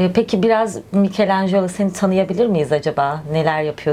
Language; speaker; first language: Turkish; native; Turkish